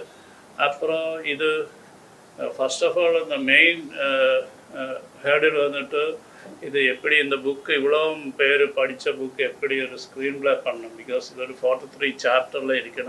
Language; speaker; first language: Tamil; non-native, learner; Malayalam